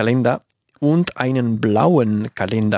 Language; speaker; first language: German; non-native, learner; Spanish